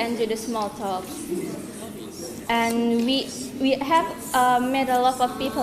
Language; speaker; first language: English; non-native, learner; Indonesian